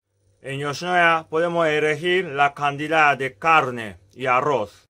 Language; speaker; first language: Spanish; non-native, learner; Japanese